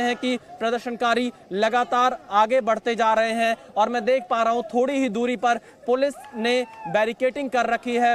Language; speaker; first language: Hindi; native; Hindi